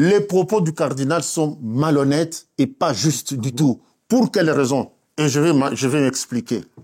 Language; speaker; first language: French; non-native, local second language; Luba-Lulua